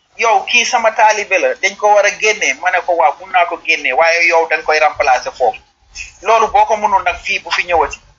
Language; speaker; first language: Wolof; non-native, local second language; Serer